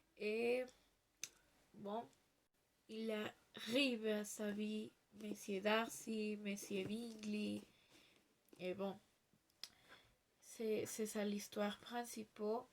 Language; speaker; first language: French; non-native, learner; Spanish